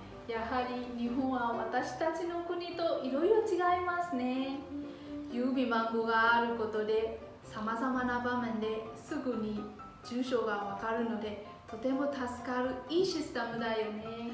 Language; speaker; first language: Japanese; non-native, fluent; Burmese